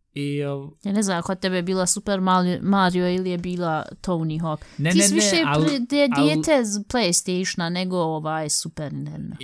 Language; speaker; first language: Bosnian; early bilingual, heritage; Bosnian